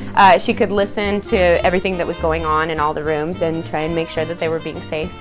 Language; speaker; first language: English; native; English